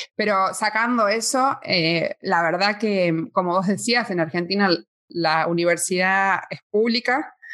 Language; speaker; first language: Spanish; native; Spanish